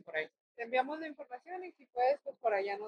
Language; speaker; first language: Spanish; native; Spanish